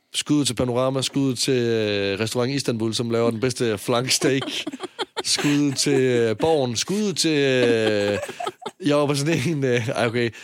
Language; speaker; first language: Danish; early bilingual, other home language; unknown